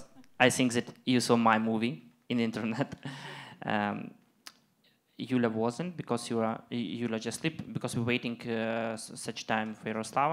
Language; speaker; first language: English; non-native, learner; Ukrainian